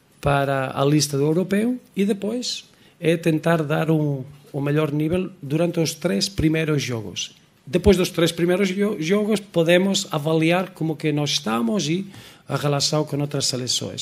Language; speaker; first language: Portuguese; non-native, fluent; Spanish